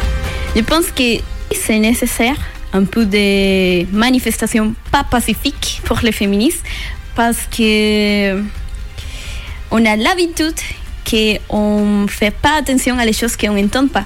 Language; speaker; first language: French; non-native, learner; Spanish